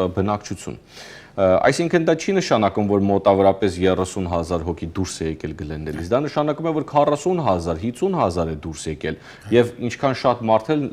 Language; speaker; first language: Armenian; early bilingual, heritage; Armenian